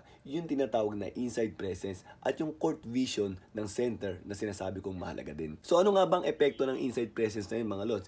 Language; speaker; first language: Filipino; native; Filipino